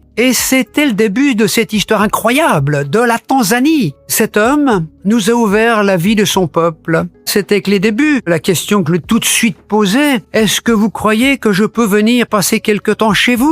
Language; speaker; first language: French; native; French